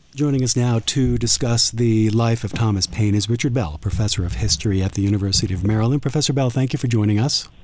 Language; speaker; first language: English; native; English